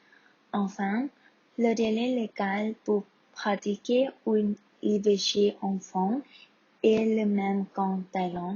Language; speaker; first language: French; non-native, learner; Thai